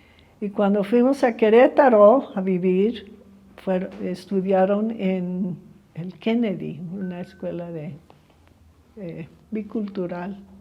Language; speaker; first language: Spanish; early bilingual, other home language; English